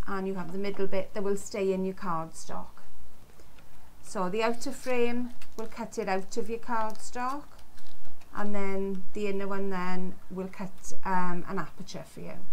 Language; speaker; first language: English; native; English